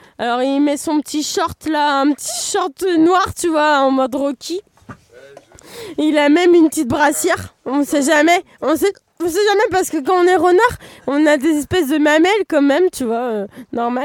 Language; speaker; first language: French; native; French